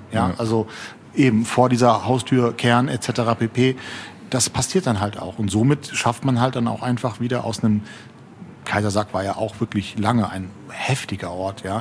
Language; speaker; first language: German; native; German